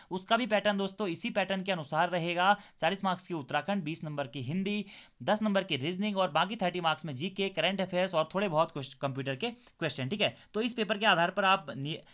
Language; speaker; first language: Hindi; native; Hindi